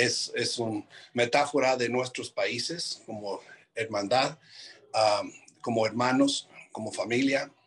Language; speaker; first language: Spanish; non-native, fluent; English